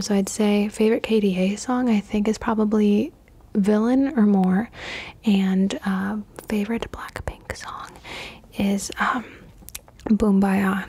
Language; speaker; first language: English; early bilingual, other home language; Spanish